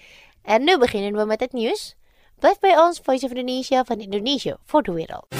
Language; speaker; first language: Dutch; non-native, fluent; Indonesian